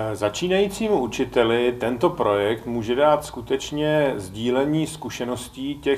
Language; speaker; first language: Czech; native; Czech